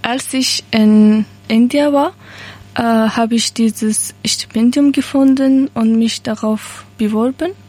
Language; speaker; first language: German; non-native, learner; Persian